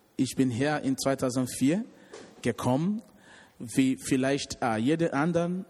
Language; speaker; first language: German; non-native, learner; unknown